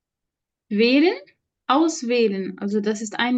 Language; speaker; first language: German; non-native, fluent; Arabic